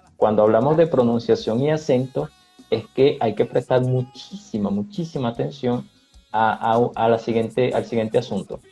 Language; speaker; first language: Spanish; native; Spanish